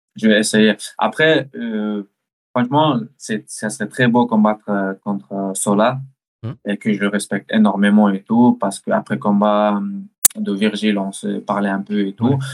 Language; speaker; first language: French; early bilingual, other home language; Chechen